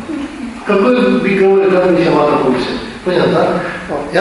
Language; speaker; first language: Russian; non-native, learner; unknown